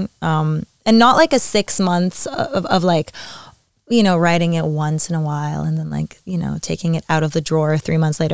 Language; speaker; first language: English; native; English